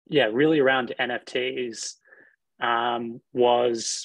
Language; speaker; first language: English; native; English